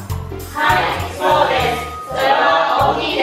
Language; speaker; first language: Japanese; non-native, learner; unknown